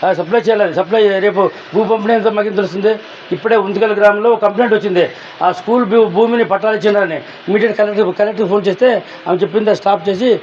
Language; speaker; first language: Telugu; native; Telugu